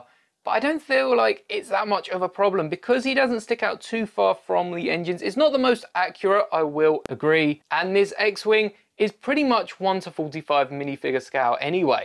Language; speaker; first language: English; native; English